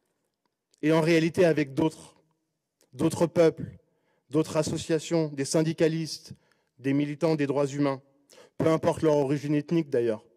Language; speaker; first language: French; native; French